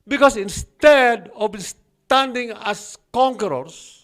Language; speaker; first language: English; non-native, local second language; Filipino